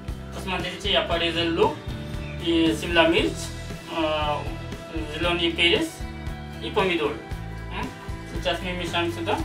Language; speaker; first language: Russian; non-native, learner; Hindi